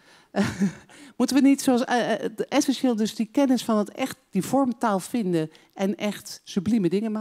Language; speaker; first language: Dutch; native; Dutch